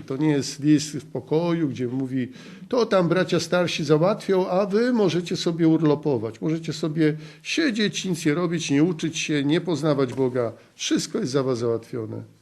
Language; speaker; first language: Polish; native; Polish